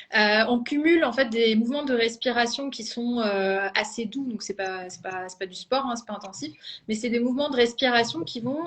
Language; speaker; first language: French; native; French